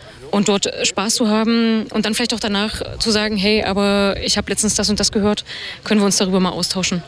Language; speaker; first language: German; native; German